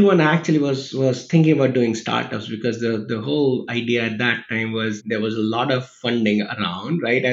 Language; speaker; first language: English; non-native, local second language; Hindi